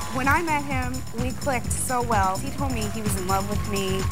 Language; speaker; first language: English; native; English